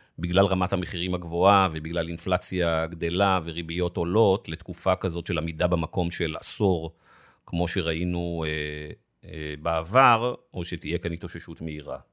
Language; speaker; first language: Hebrew; native; Hebrew